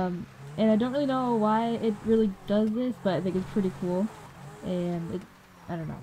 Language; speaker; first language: English; native; English